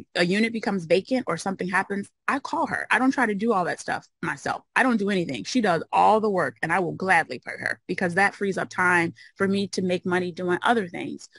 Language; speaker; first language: English; native; English